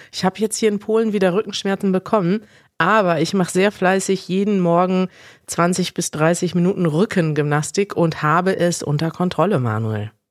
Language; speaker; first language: German; native; German